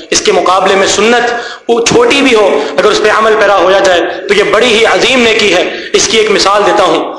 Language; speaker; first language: Urdu; native; Urdu